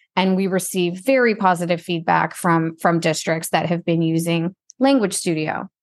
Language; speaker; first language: English; native; English